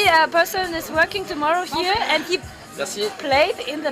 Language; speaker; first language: English; non-native, learner; German